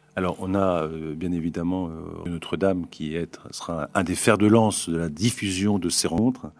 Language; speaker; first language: French; native; French